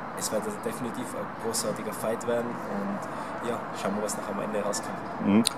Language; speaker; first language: German; native; German